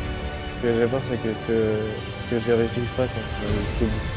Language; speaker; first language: French; native; French